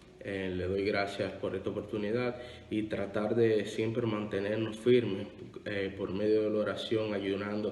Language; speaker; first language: Spanish; native; Spanish